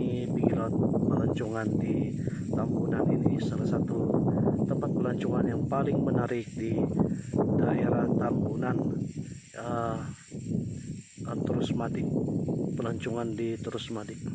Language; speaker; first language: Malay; non-native, local second language; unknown